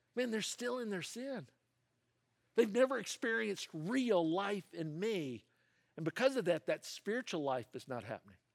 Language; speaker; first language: English; native; English